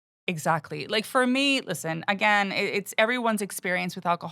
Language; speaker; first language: English; native; English